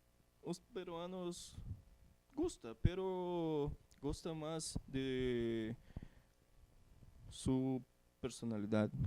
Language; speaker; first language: Spanish; non-native, learner; Portuguese